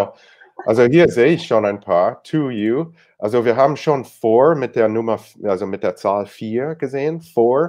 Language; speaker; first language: German; non-native, fluent; English